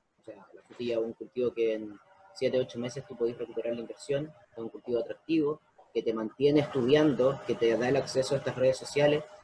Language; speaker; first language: Spanish; native; Spanish